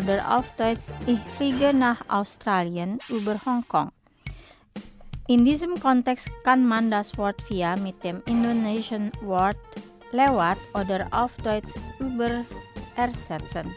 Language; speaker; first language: German; non-native, fluent; Indonesian